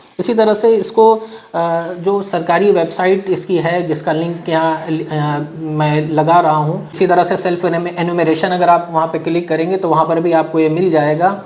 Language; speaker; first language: Urdu; native; Urdu